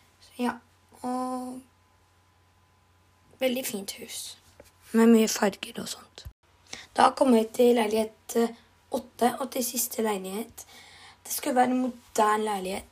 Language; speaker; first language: Norwegian; non-native, learner; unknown